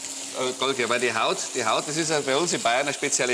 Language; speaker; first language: German; native; German